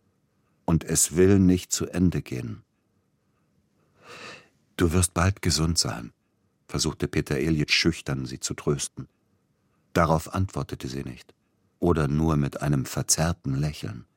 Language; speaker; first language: German; native; German